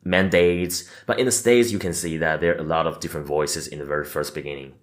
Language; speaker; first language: English; non-native, fluent; Chinese